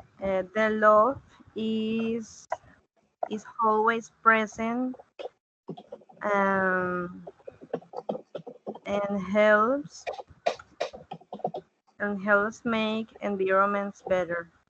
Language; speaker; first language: English; non-native, learner; Spanish